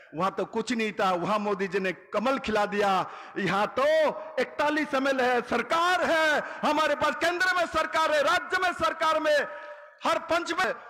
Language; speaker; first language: Hindi; non-native, local second language; Bangla